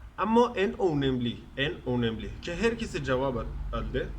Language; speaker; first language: Turkish; non-native, learner; Persian